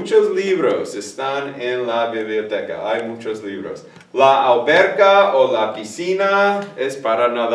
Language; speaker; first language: Spanish; non-native, fluent; English